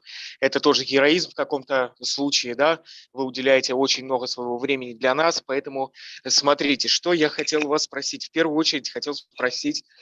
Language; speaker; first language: Russian; native; Russian